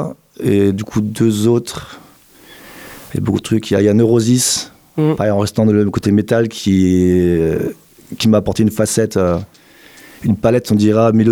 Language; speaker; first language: French; native; French